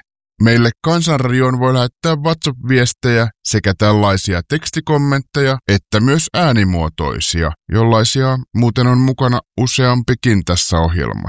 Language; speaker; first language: Finnish; native; Finnish